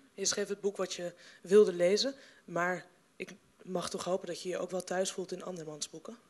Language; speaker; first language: Dutch; native; Dutch